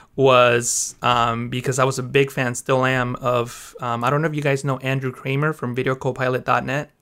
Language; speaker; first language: English; early bilingual, other home language; Spanish